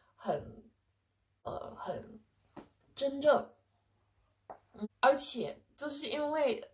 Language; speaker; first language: Chinese; non-native, fluent; English